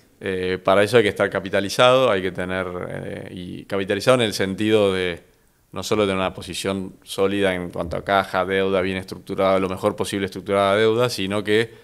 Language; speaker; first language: Spanish; native; Spanish